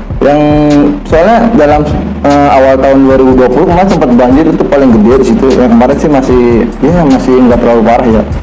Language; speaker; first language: Indonesian; native; Indonesian